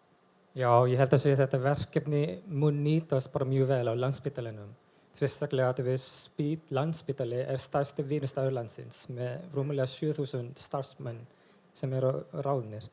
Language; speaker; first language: Icelandic; non-native, fluent; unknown